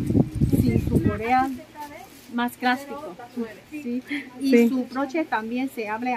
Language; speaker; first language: Spanish; non-native, learner; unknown